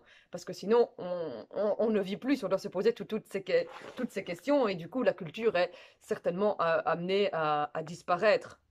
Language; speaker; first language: French; native; French